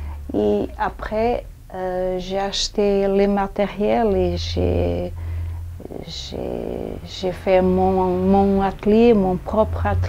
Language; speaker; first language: French; non-native, fluent; Portuguese